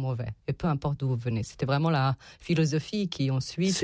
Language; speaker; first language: French; non-native, fluent; Serbian